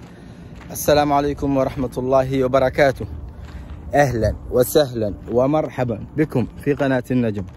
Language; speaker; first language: Arabic; non-native, local second language; Somali